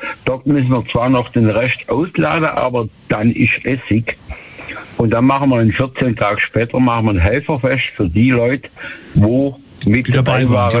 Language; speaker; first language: German; native; German